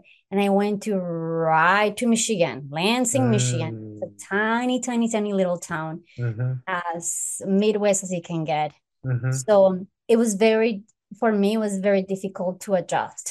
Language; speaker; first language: English; non-native, fluent; Spanish